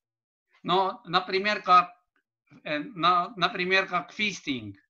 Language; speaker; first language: Russian; non-native, learner; Estonian